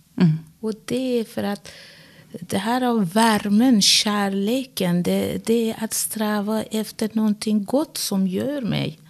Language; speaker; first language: Swedish; non-native, fluent; Persian